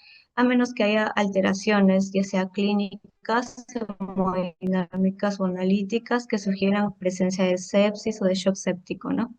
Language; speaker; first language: Spanish; native; Spanish